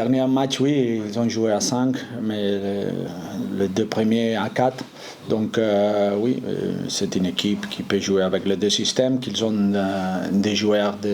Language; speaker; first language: French; non-native, fluent; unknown